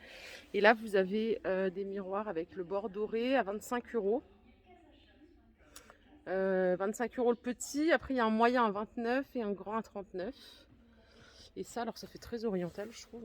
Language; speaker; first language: French; native; French